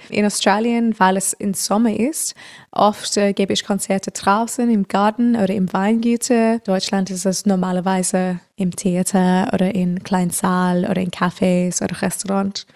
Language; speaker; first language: German; non-native, fluent; English